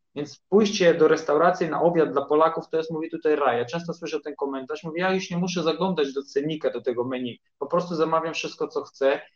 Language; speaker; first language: Polish; early bilingual, heritage; Polish